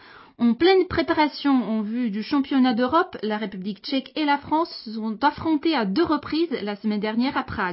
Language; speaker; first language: French; native; French